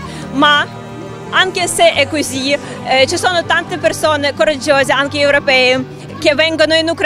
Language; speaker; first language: Italian; non-native, learner; Ukrainian